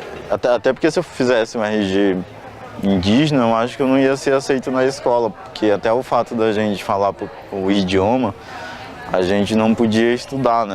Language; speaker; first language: Portuguese; non-native, local second language; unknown